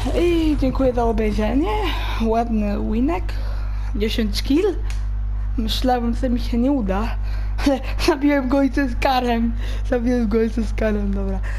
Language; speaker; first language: Polish; early bilingual, heritage; German